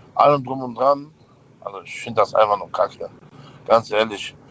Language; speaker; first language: German; native; German